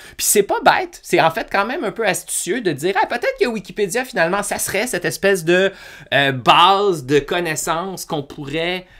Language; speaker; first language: French; native; French